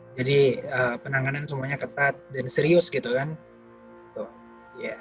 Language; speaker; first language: Indonesian; native; Indonesian